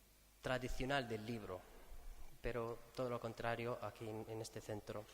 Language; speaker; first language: Spanish; non-native, fluent; Arabic